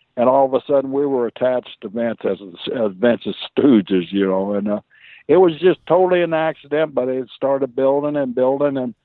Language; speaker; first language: English; native; English